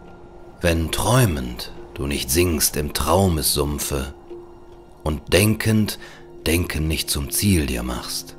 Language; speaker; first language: German; native; German